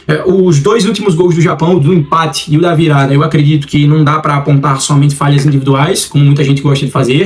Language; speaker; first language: Portuguese; native; Portuguese